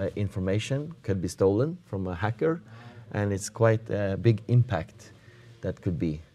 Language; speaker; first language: English; non-native, fluent; Norwegian